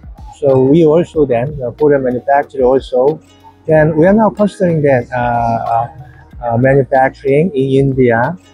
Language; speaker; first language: English; non-native, learner; Korean